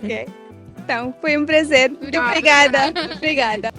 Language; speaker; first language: Portuguese; non-native, learner; Hindi